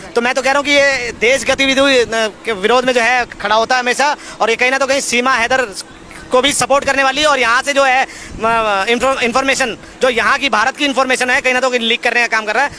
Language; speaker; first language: Hindi; native; Hindi